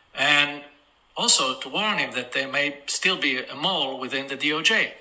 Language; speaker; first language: English; non-native, fluent; Hebrew